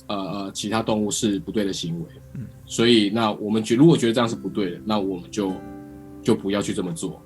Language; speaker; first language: Chinese; native; Chinese